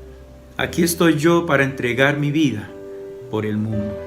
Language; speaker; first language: Spanish; native; Spanish